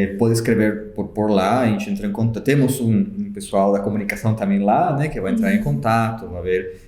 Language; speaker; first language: Portuguese; non-native, fluent; Spanish